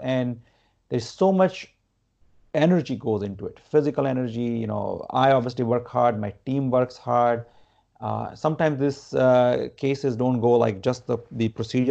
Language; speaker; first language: English; non-native, local second language; Gujarati